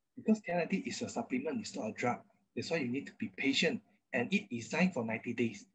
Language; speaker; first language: English; non-native, local second language; Chinese